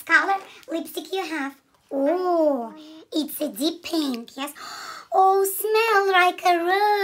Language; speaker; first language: English; non-native, learner; Russian